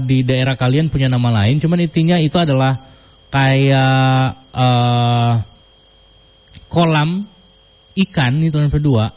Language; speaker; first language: Indonesian; native; Indonesian